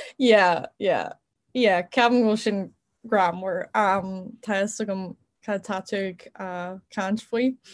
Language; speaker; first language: Irish; non-native, local second language; English